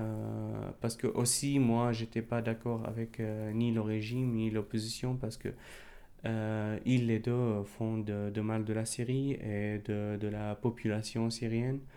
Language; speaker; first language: French; non-native, fluent; Arabic